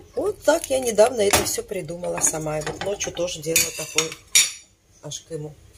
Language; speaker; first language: Russian; native; Russian